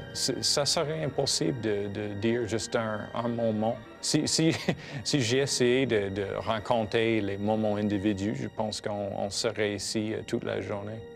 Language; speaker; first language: French; non-native, fluent; English